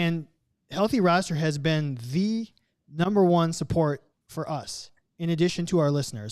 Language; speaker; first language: English; native; English